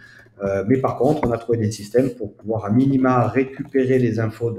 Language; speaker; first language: French; native; French